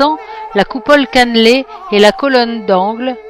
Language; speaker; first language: French; native; French